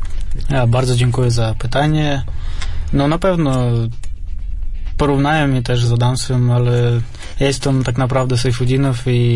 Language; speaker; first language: Polish; non-native, fluent; Russian